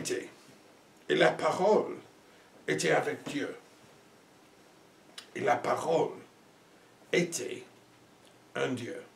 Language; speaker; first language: French; non-native, learner; English